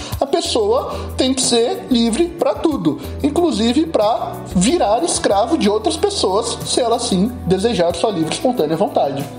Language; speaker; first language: Portuguese; native; Portuguese